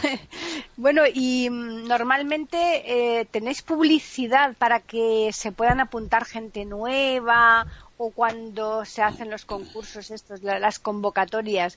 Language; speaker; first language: Spanish; native; Spanish